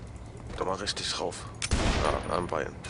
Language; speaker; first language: German; native; German